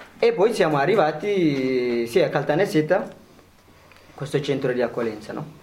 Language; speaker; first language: Italian; non-native, fluent; Tigrinya